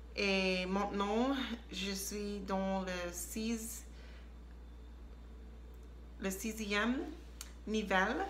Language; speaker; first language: French; non-native, learner; English